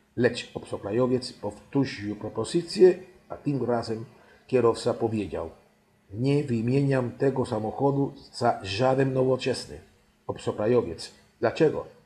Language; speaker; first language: Polish; non-native, fluent; Spanish